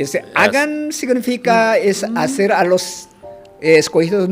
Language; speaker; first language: Spanish; non-native, fluent; Korean